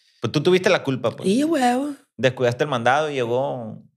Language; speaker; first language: Spanish; native; Spanish